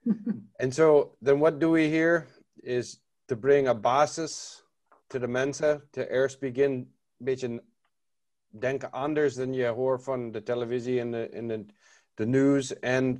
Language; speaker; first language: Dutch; non-native, learner; English